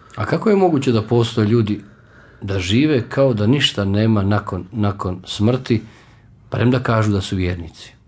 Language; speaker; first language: Croatian; native; Croatian